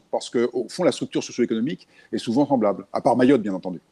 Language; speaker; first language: French; native; French